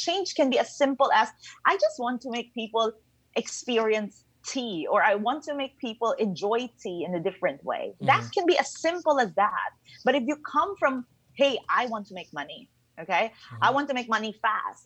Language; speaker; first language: English; non-native, local second language; Filipino